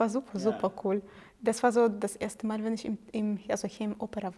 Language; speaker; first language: German; non-native, fluent; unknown